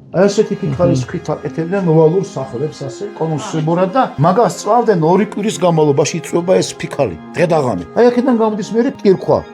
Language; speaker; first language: Georgian; non-native, local second language; Svan